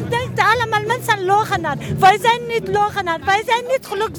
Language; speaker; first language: Dutch; non-native, learner; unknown